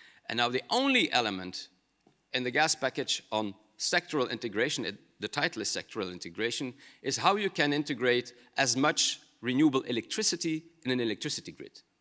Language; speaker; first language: English; non-native, fluent; Dutch